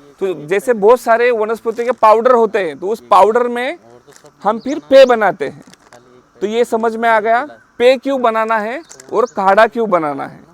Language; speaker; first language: Hindi; non-native, local second language; Marathi